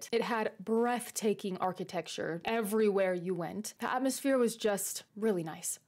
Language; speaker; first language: English; native; English